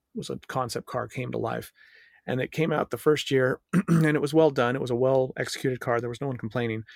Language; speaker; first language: English; native; English